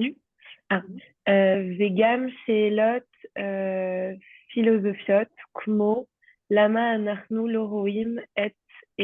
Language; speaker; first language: Hebrew; non-native, learner; French